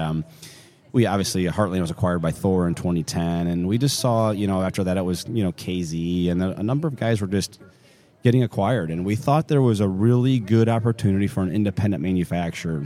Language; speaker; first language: English; native; English